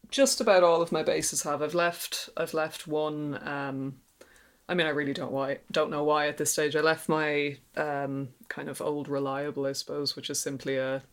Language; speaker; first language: English; native; English